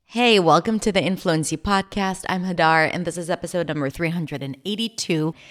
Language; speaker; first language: English; non-native, fluent; Hebrew